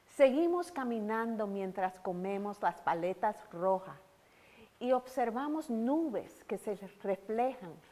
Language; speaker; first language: Spanish; early bilingual, heritage; Spanish